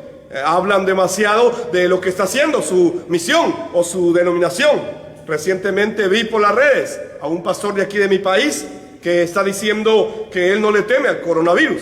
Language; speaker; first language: Spanish; native; Spanish